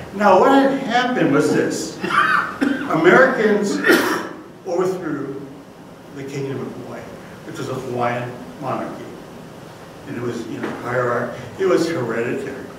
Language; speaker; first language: English; native; English